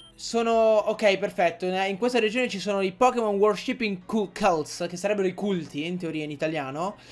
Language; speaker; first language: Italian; native; Italian